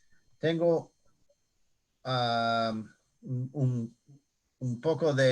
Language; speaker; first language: Spanish; non-native, learner; English